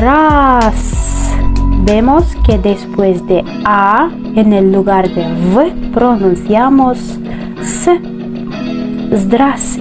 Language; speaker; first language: Spanish; non-native, fluent; Russian